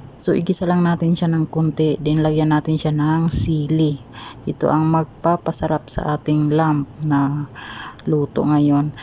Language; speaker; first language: Filipino; non-native, local second language; Cebuano